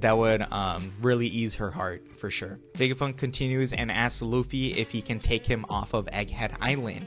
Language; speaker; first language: English; native; English